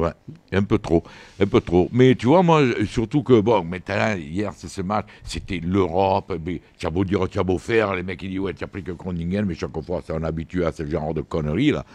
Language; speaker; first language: French; native; French